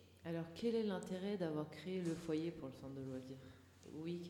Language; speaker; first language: French; native; French